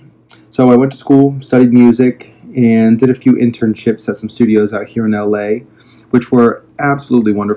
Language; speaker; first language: English; native; English